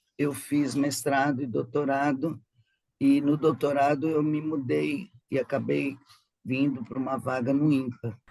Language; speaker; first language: Portuguese; early bilingual, other home language; Spanish